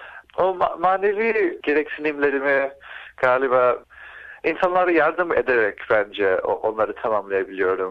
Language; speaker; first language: Turkish; early bilingual, heritage; Turkish